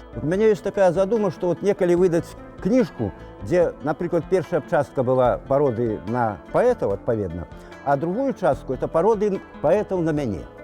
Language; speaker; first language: Belarusian; native; Belarusian